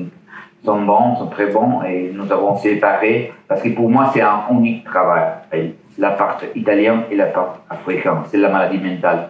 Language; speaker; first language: French; non-native, learner; Italian